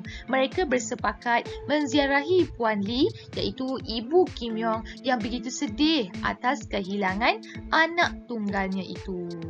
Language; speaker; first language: Malay; native; Malay